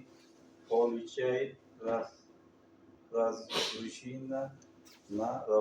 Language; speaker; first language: Russian; non-native, learner; Uzbek